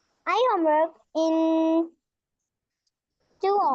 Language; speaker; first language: English; non-native, learner; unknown